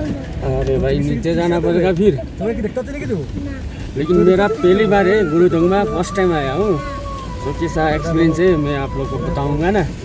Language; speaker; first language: Hindi; non-native, local second language; Nepali